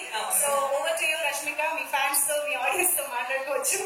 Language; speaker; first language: Telugu; native; Telugu